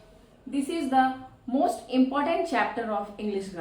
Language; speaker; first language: English; non-native, learner; Hindi